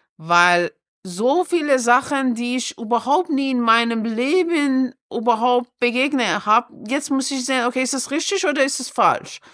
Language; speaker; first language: German; non-native, fluent; Persian